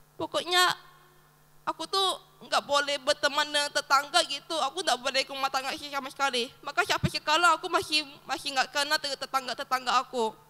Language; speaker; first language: Indonesian; early bilingual, other home language; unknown